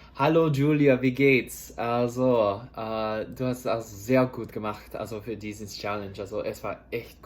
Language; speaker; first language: German; non-native, learner; English